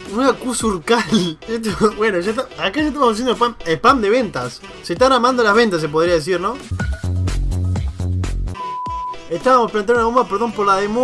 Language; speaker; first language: Spanish; native; Spanish